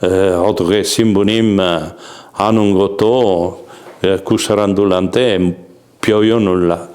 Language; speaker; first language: Korean; non-native, fluent; Italian